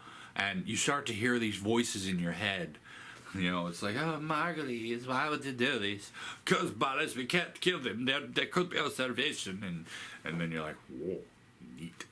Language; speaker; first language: English; native; English